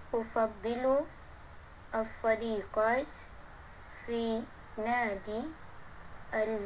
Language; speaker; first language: Arabic; non-native, learner; Malay